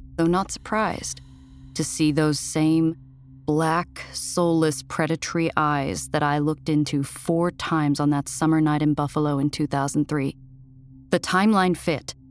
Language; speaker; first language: English; native; English